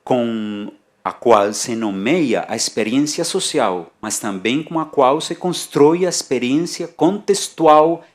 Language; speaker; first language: Portuguese; non-native, fluent; Spanish